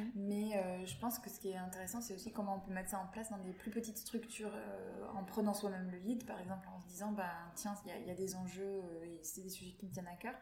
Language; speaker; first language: French; native; French